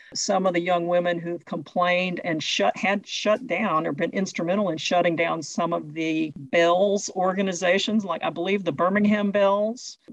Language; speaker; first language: English; native; English